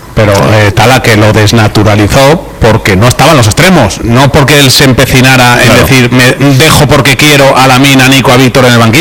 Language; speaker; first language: Spanish; native; Spanish